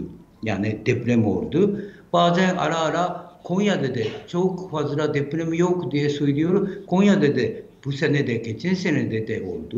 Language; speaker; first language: Turkish; non-native, fluent; Japanese